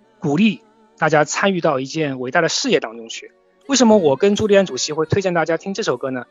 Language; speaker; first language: Chinese; native; Chinese